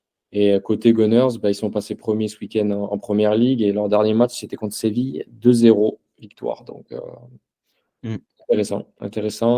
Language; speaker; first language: French; native; French